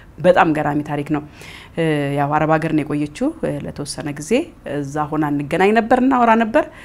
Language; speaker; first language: Amharic; native; Amharic